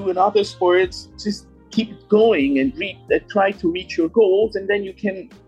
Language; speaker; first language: English; non-native, fluent; Swiss German